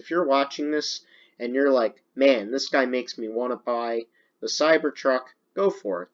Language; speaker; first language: English; native; English